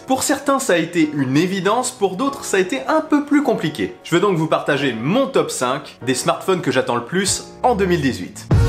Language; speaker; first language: French; native; French